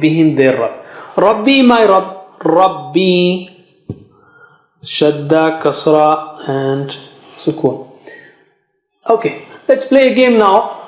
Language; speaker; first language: English; non-native, fluent; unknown